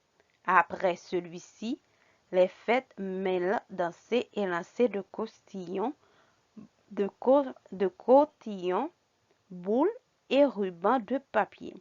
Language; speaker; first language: French; non-native, fluent; Spanish